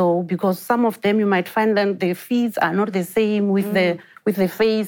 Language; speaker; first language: English; non-native, local second language; Venda